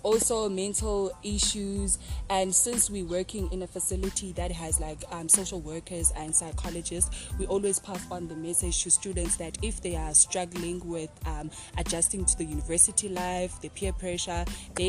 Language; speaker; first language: English; non-native, local second language; Xhosa